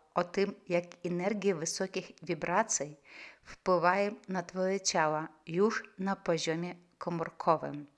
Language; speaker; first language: Polish; non-native, fluent; Russian